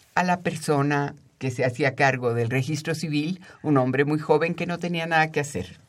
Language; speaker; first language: Spanish; native; Spanish